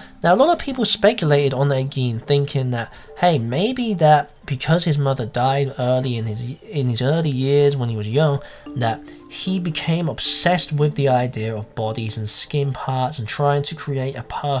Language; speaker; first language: English; native; English